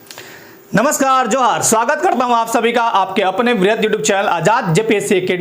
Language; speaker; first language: Hindi; native; Hindi